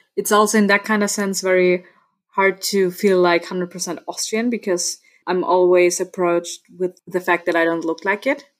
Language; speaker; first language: English; non-native, fluent; German